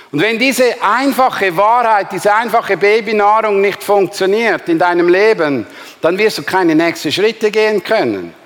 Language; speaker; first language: German; native; German